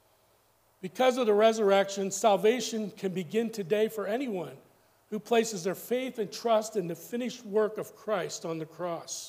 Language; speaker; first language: English; native; English